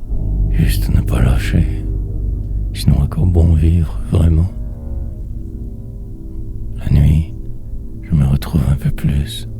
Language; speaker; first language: French; native; French